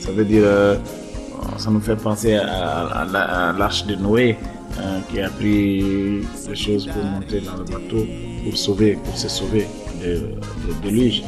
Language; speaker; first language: French; non-native, local second language; Bambara